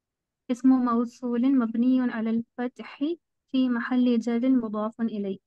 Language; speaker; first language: Arabic; non-native, learner; Urdu